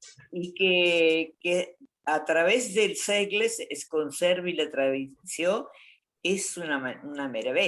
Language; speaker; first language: Catalan; non-native, fluent; Spanish